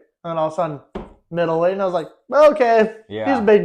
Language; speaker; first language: English; native; English